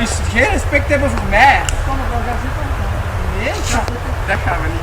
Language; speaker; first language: Dutch; native; Dutch